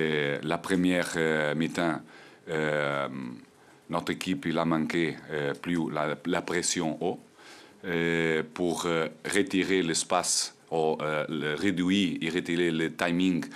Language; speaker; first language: French; non-native, learner; Portuguese